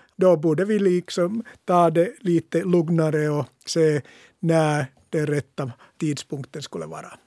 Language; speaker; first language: Swedish; non-native, local second language; Finnish